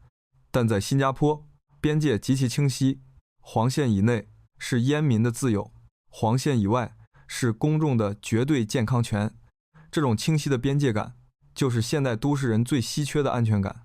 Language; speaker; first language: Chinese; native; Chinese